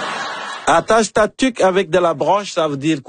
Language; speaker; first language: French; native; French